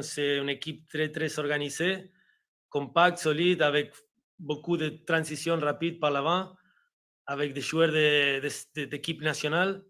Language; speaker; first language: French; non-native, fluent; Spanish